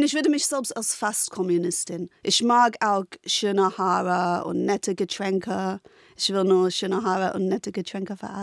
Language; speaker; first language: German; non-native, fluent; English